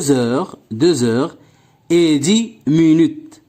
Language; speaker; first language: French; non-native, local second language; Arabic